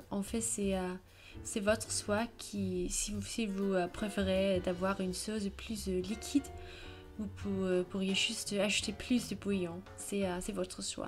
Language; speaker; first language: French; non-native, fluent; Danish